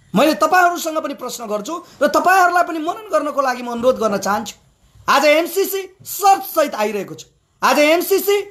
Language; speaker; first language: Nepali; native; Nepali